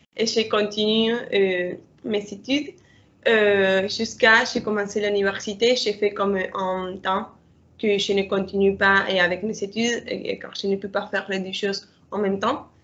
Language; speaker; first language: French; non-native, learner; Spanish